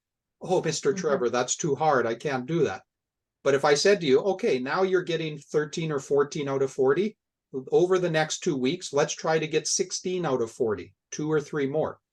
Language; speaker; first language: English; non-native, fluent; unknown